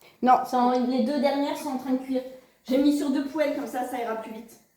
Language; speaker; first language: French; native; French